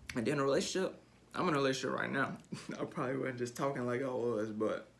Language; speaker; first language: English; native; English